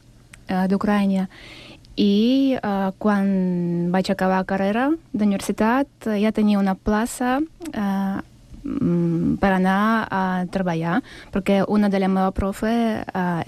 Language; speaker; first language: Catalan; non-native, learner; Russian